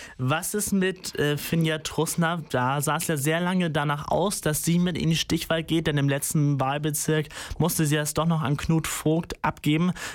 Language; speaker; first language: German; native; German